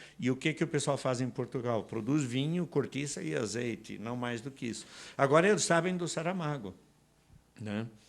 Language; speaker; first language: Portuguese; native; Portuguese